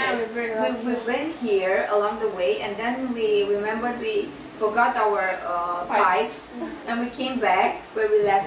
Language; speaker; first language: English; non-native, fluent; Romanian